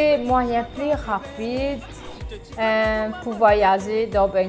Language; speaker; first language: French; non-native, local second language; Morisyen